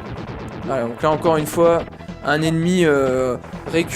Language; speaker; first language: French; native; French